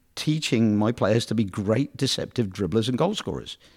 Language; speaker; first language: English; native; English